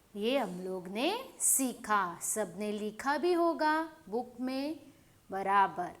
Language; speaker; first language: Hindi; non-native, local second language; Marathi